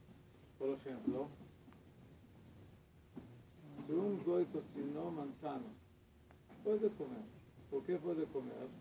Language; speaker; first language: Spanish; non-native, learner; Hebrew